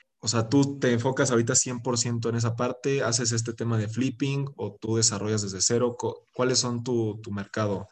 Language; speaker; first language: Spanish; native; Spanish